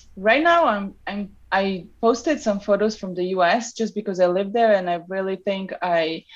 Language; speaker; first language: English; non-native, fluent; Serbian